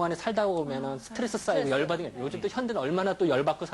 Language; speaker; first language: Korean; native; Korean